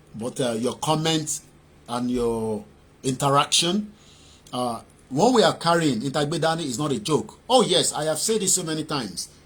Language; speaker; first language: English; non-native, local second language; Yoruba